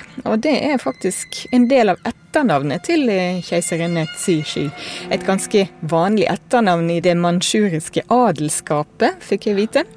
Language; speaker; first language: Norwegian; native; Norwegian